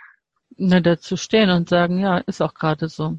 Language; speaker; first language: German; native; German